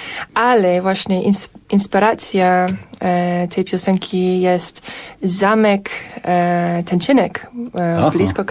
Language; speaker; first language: Polish; non-native, fluent; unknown